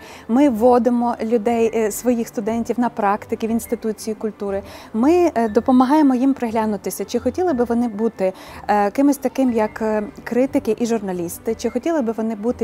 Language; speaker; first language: Ukrainian; native; Ukrainian